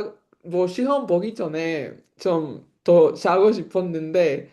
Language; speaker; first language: Korean; non-native, fluent; Spanish